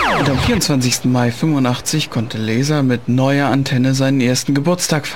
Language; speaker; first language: German; native; German